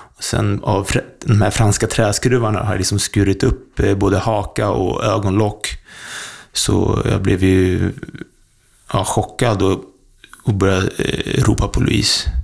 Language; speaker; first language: Swedish; native; Swedish